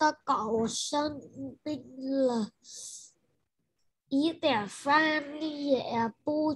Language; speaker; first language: Chinese; non-native, learner; Vietnamese